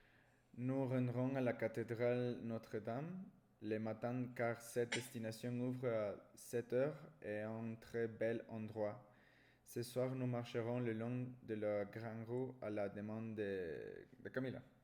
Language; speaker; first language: French; non-native, learner; Spanish